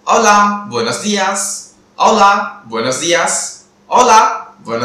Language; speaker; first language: Spanish; non-native, fluent; Tamil